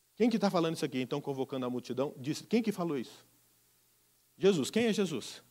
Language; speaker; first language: Portuguese; native; Portuguese